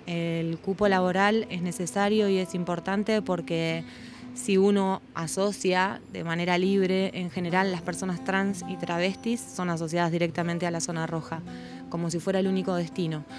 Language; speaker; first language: Spanish; native; Spanish